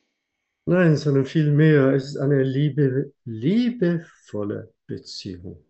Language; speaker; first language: German; non-native, fluent; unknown